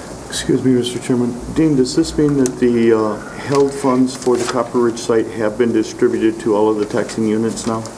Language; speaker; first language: English; native; English